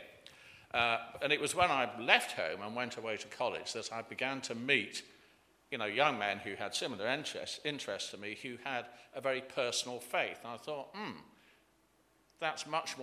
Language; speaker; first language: English; native; English